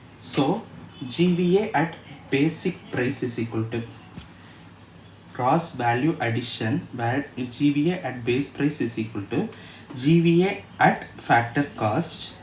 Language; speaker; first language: English; non-native, local second language; Tamil